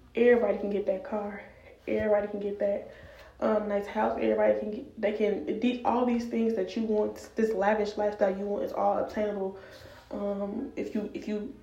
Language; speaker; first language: English; native; English